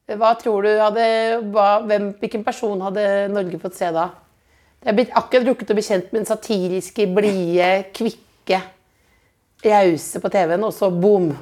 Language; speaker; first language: Norwegian; native; Norwegian